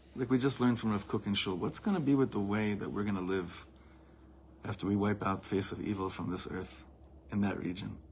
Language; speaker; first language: English; native; English